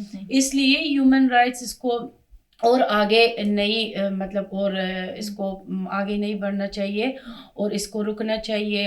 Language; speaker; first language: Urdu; non-native, fluent; Persian